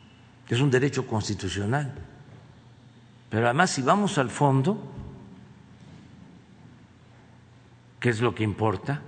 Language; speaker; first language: Spanish; native; Spanish